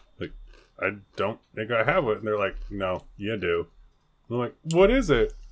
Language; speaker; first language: English; native; English